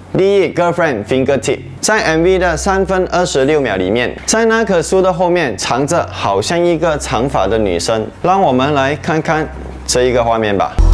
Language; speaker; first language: Chinese; non-native, local second language; Hakka Chinese